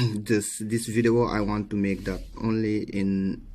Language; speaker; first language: English; non-native, learner; Wolof